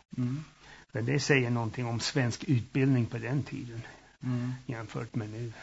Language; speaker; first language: Swedish; early bilingual, heritage; Swedish